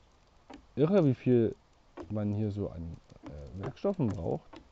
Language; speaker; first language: German; native; German